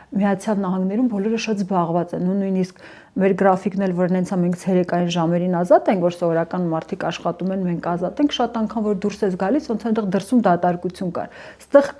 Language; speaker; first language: Armenian; early bilingual, heritage; Armenian